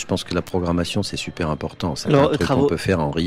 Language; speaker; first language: French; native; French